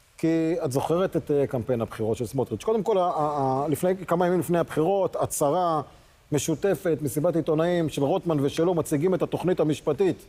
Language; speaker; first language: Hebrew; native; Hebrew